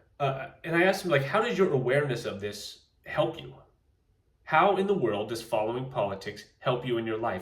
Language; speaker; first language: English; native; English